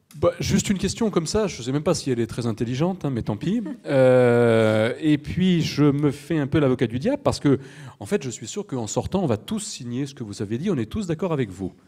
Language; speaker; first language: French; native; French